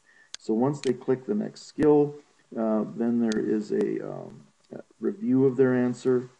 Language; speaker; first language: English; native; English